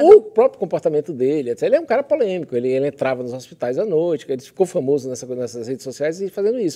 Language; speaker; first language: Portuguese; native; Portuguese